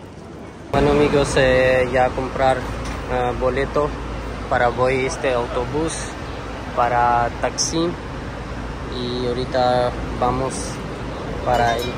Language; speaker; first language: Spanish; non-native, learner; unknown